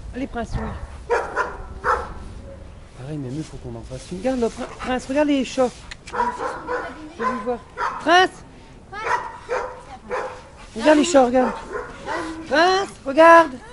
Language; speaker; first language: French; native; French